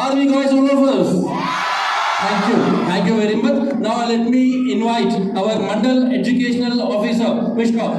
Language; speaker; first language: English; non-native, local second language; Telugu